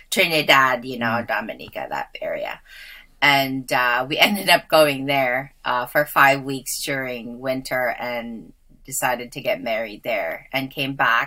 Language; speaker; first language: English; early bilingual, other home language; Filipino